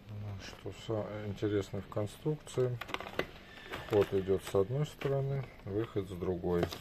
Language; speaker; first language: Russian; native; Russian